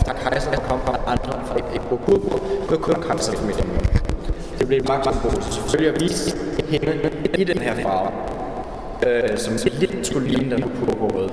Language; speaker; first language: Danish; native; Danish